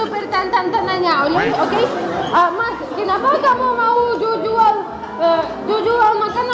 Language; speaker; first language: Indonesian; non-native, learner; Russian